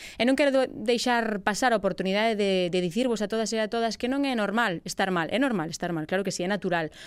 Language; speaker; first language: Galician; native; Galician